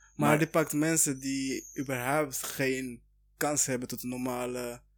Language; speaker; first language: Dutch; early bilingual, other home language; Kinyarwanda